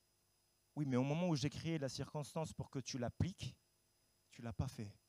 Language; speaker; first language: French; native; French